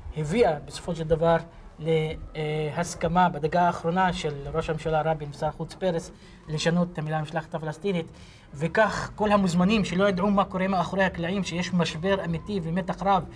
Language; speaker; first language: Hebrew; non-native, local second language; Arabic